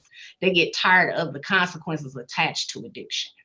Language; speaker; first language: English; native; English